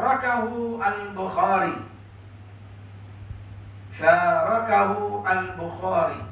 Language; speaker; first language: Arabic; non-native, fluent; Malay